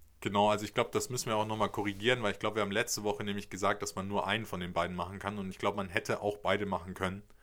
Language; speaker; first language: German; native; German